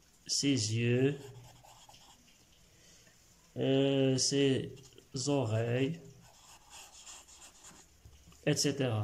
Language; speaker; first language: French; non-native, local second language; Arabic